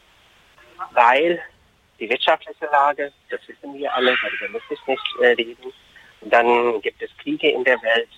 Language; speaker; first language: German; non-native, fluent; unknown